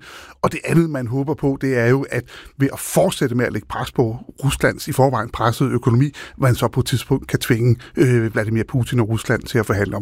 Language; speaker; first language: Danish; native; Danish